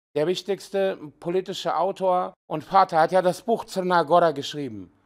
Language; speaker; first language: German; early bilingual, heritage; Serbian